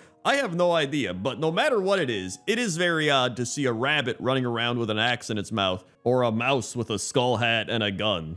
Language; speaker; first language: English; native; English